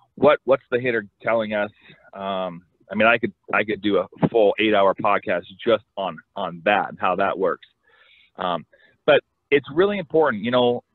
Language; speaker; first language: English; native; English